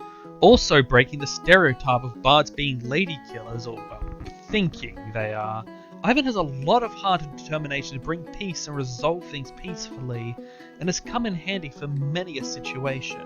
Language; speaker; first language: English; native; English